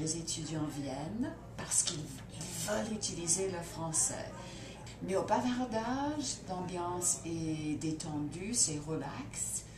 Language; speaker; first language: French; non-native, fluent; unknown